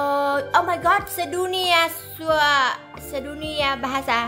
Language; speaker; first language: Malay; non-native, learner; Vietnamese